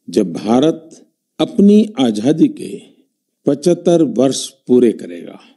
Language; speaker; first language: Hindi; non-native, local second language; Gujarati